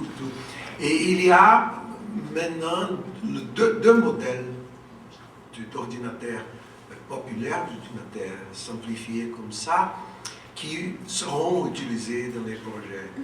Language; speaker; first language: French; non-native, local second language; Portuguese